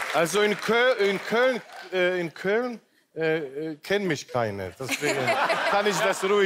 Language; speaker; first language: German; non-native, local second language; Polish